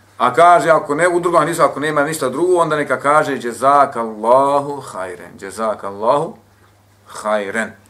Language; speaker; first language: Bosnian; native; Bosnian